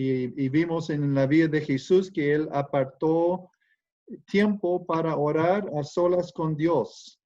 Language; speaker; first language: Spanish; non-native, fluent; English